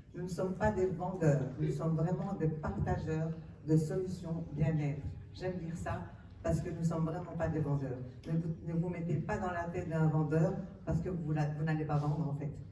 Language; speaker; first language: French; early bilingual, other home language; Arabic